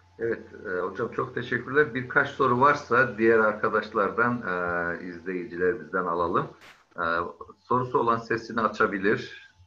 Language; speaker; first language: Turkish; native; Turkish